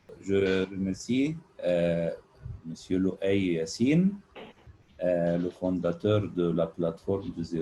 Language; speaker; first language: French; non-native, learner; Arabic